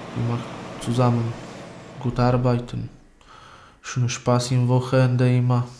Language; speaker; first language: German; non-native, learner; Polish